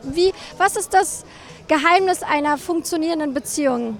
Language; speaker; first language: German; native; German